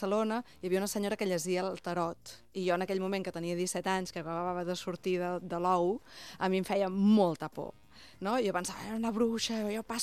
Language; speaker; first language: Catalan; native; Catalan